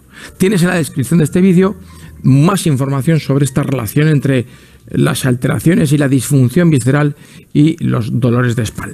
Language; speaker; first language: Spanish; native; Spanish